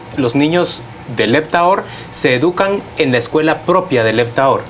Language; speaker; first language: Spanish; native; Spanish